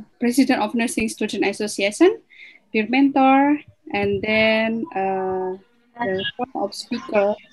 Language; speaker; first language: English; non-native, fluent; Indonesian